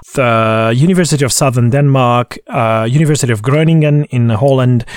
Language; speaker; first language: English; non-native, fluent; Hungarian